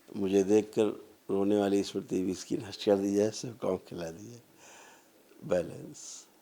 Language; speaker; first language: Hindi; native; Hindi